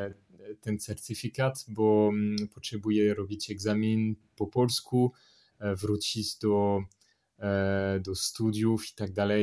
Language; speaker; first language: Polish; non-native, learner; French